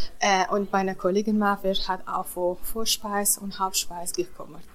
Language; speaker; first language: German; non-native, learner; Central Kurdish